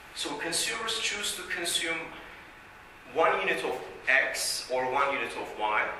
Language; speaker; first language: English; non-native, fluent; Turkish